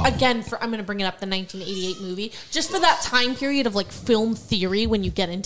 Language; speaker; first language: English; native; English